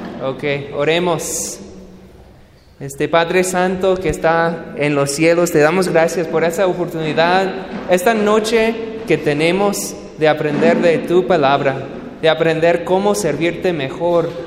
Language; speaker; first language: Spanish; non-native, fluent; English